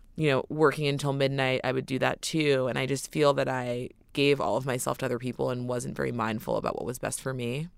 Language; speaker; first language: English; native; English